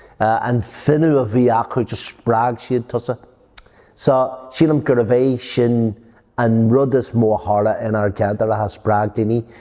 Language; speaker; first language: Irish; non-native, local second language; English